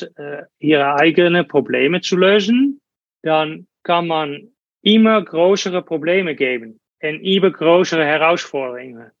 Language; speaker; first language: German; non-native, learner; Dutch